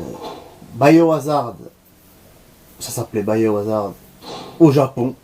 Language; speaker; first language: French; native; French